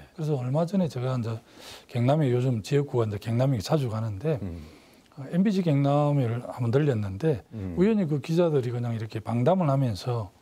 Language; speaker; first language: Korean; native; Korean